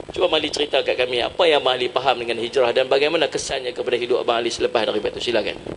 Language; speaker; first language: Malay; native; Malay